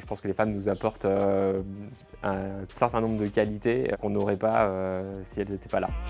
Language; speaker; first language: French; native; French